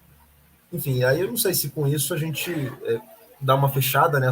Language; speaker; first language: Portuguese; native; Portuguese